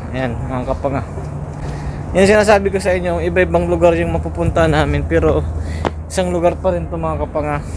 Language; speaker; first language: Filipino; native; Filipino